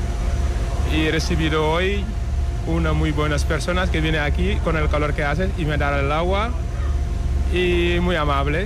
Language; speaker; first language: Spanish; non-native, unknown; Wolof